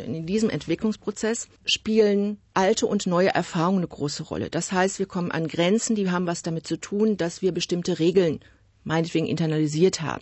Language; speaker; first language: German; native; German